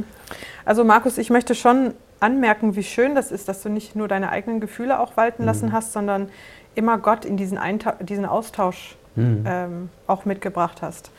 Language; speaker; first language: German; native; German